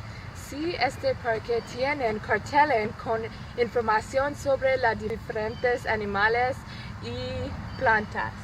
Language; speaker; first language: Spanish; non-native, learner; English